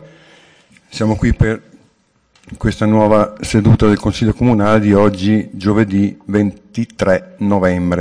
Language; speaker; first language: Italian; native; Italian